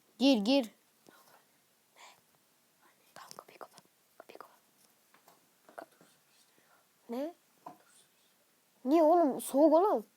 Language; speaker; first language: Turkish; native; Turkish